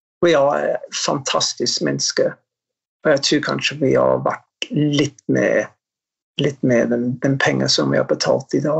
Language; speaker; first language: Norwegian; non-native, fluent; English